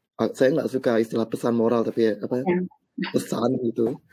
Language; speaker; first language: Indonesian; native; Indonesian